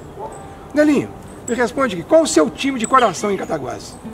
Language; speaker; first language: Portuguese; native; Portuguese